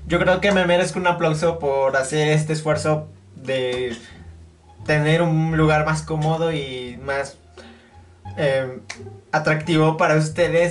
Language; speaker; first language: Spanish; native; Spanish